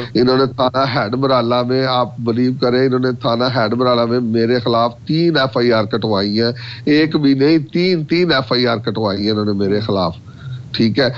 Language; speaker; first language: Urdu; non-native, local second language; Punjabi